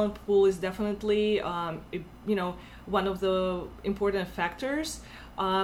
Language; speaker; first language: English; non-native, fluent; Russian